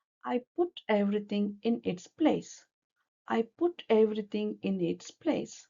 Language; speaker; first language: English; non-native, local second language; Kannada